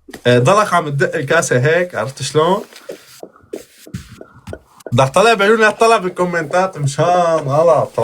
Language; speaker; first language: Arabic; native; Arabic